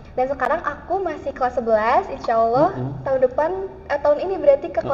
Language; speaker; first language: Indonesian; native; Indonesian